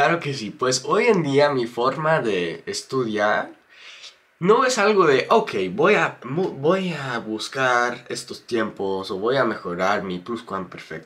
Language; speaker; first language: Spanish; non-native, fluent; English